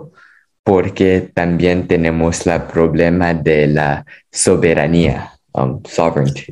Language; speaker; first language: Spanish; non-native, fluent; English